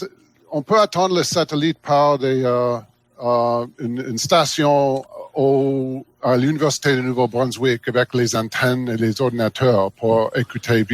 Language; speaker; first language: French; non-native, learner; English